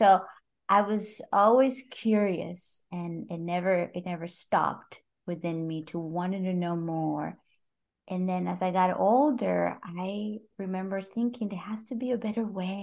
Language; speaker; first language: English; non-native, fluent; Spanish